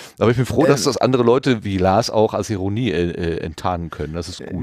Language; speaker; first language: German; native; German